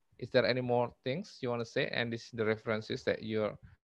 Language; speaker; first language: English; non-native, fluent; Indonesian